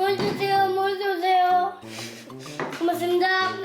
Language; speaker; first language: Korean; early bilingual, heritage; German